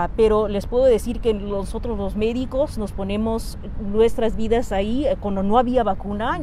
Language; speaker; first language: Spanish; native; Spanish